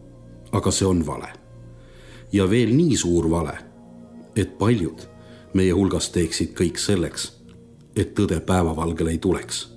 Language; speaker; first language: Estonian; native; Estonian